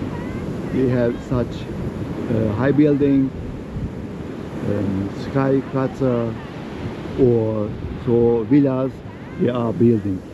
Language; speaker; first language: English; non-native, learner; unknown